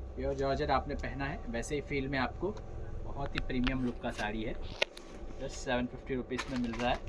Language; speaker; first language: Hindi; non-native, local second language; Tamil